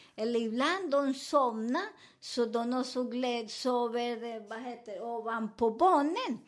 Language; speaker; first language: Swedish; non-native, fluent; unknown